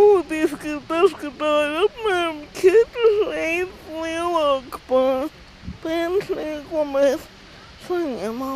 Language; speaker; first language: Latvian; non-native, local second language; Russian